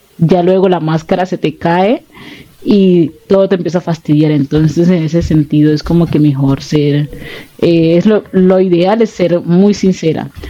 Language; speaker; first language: Spanish; native; Spanish